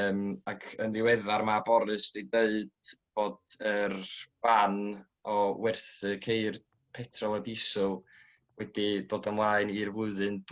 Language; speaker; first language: Welsh; native; Welsh